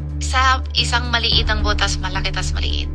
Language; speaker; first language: Filipino; non-native, learner; Chinese